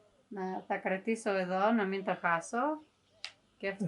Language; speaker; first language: Greek; early bilingual, heritage; English